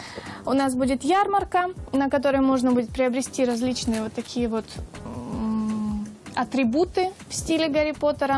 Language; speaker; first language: Russian; native; Russian